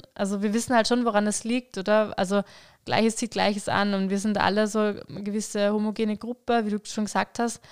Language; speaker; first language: German; native; German